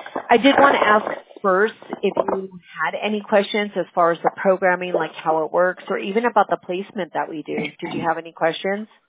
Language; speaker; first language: English; early bilingual, other home language; Spanish